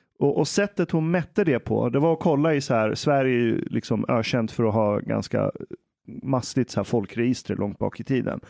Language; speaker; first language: Swedish; early bilingual, other home language; Persian